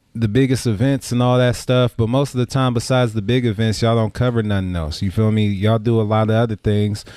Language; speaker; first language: English; native; English